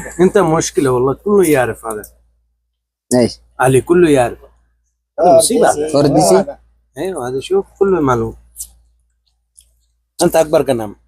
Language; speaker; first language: Arabic; non-native, learner; Bangla